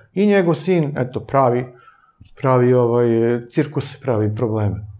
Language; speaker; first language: Serbian; native; Serbian